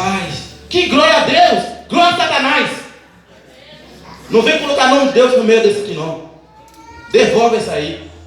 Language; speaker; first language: Portuguese; non-native, learner; Haitian Creole